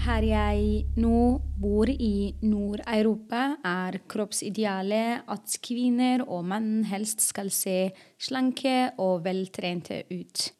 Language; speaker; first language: Norwegian; non-native, fluent; Arabic